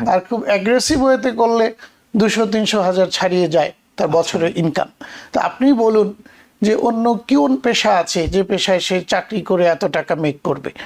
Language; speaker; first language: Bangla; native; Bangla